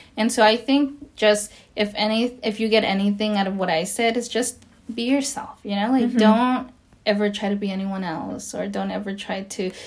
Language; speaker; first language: English; native; English